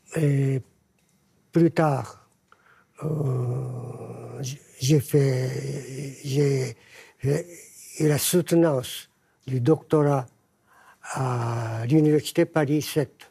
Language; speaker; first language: French; non-native, fluent; Japanese